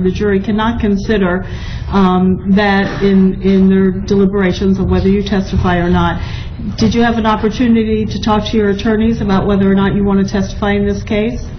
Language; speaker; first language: English; native; English